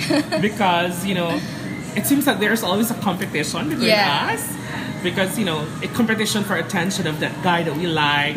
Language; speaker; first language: English; non-native, local second language; Cebuano